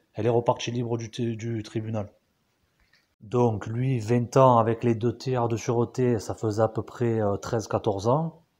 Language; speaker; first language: French; native; French